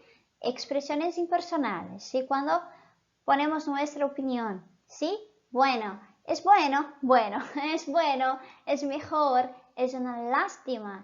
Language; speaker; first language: Spanish; non-native, fluent; Portuguese